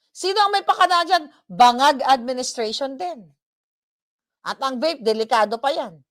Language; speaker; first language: Filipino; non-native, local second language; Hiligaynon